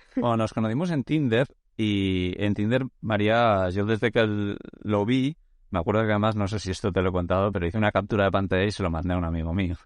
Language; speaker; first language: Spanish; native; Spanish